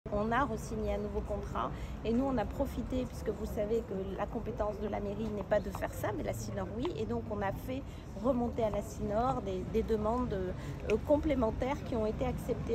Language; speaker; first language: French; native; French